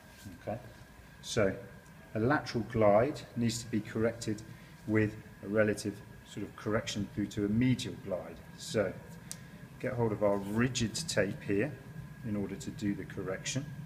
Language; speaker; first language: English; native; English